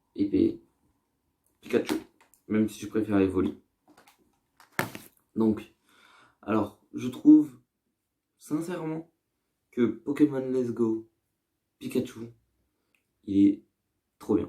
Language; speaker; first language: French; native; French